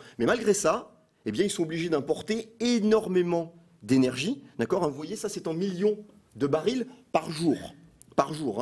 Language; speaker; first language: French; native; French